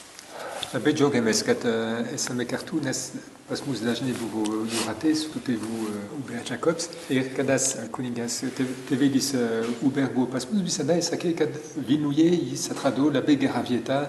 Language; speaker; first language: Lithuanian; non-native, learner; French